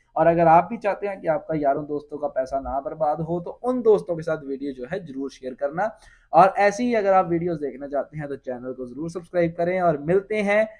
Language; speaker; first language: Hindi; non-native, local second language; Punjabi